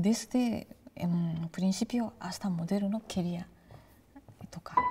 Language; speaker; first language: Spanish; non-native, learner; Japanese